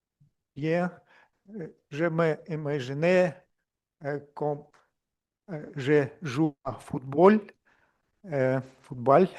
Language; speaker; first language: French; non-native, learner; Russian